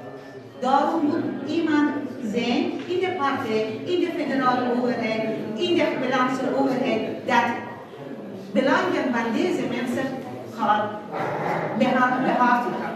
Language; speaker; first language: Dutch; non-native, fluent; Persian